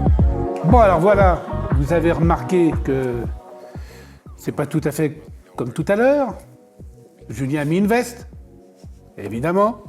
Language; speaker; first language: French; native; French